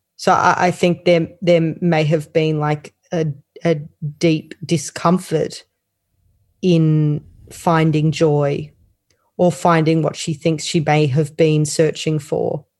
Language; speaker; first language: English; native; English